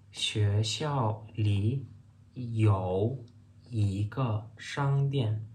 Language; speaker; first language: Chinese; non-native, fluent; Turkmen